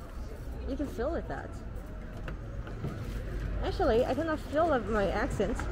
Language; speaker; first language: English; non-native, fluent; Korean